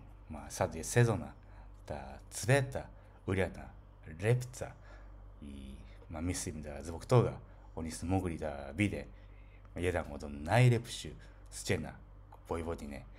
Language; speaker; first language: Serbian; non-native, fluent; Japanese